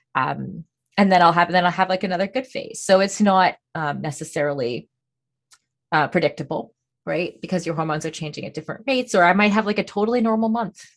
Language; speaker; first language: English; native; English